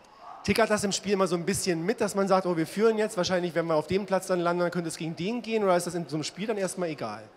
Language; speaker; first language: German; native; German